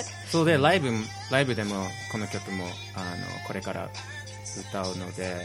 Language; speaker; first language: Japanese; non-native, fluent; English